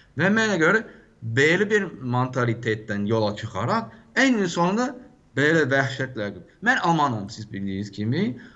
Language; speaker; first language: Azerbaijani; non-native, fluent; German